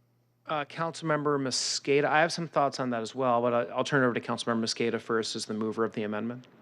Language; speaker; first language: English; native; English